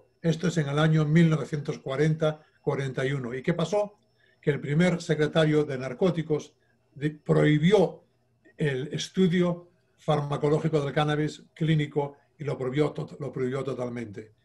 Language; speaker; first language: Spanish; native; Spanish